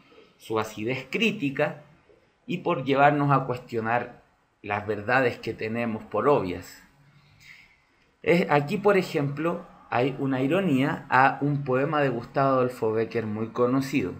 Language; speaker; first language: Spanish; native; Spanish